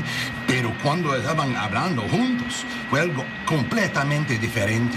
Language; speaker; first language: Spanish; non-native, learner; English